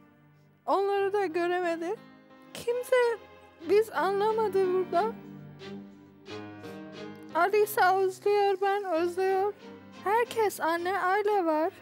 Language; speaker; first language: Turkish; non-native, learner; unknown